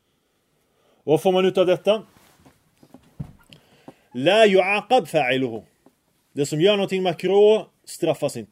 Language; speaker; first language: Swedish; early bilingual, other home language; Arabic